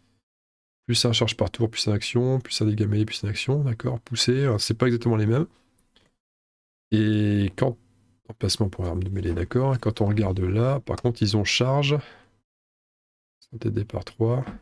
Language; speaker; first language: French; native; French